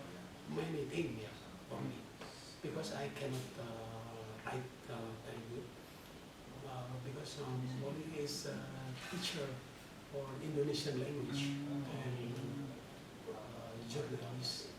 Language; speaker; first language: English; non-native, learner; Sundanese